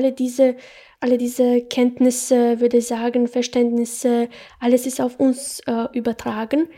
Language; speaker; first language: German; non-native, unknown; Bosnian